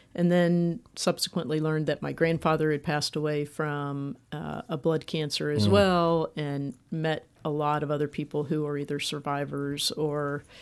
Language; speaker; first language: English; native; English